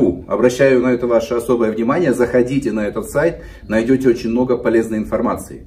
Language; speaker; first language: Russian; native; Russian